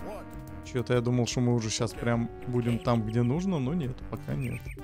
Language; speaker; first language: Russian; native; Russian